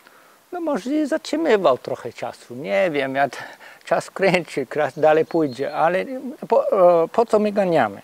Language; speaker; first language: Polish; non-native, learner; English